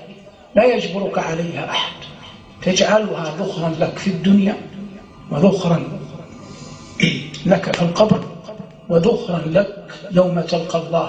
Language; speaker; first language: Arabic; native; Arabic